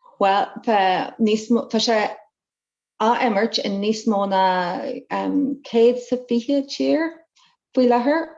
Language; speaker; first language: Irish; non-native, local second language; English